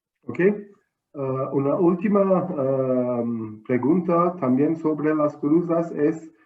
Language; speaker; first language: Spanish; non-native, fluent; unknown